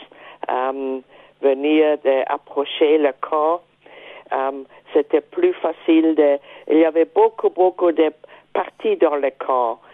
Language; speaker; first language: French; non-native, fluent; German